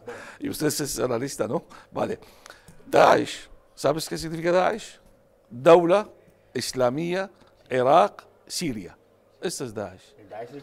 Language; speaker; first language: Spanish; non-native, fluent; Arabic